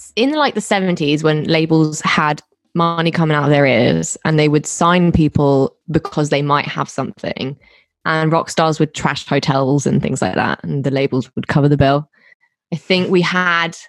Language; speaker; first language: English; native; English